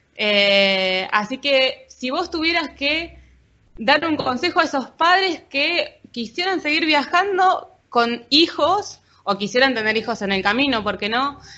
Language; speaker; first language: Spanish; native; Spanish